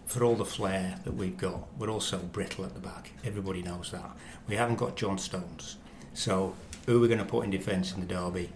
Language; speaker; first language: English; native; English